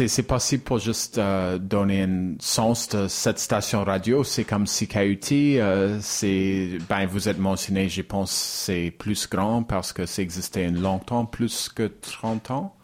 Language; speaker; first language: French; non-native, learner; English